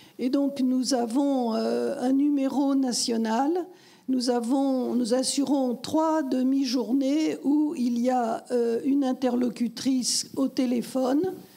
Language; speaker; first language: French; native; French